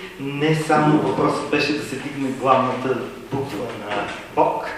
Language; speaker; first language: Bulgarian; native; Bulgarian